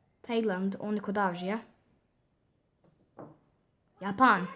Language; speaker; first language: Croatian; early bilingual, heritage; Bosnian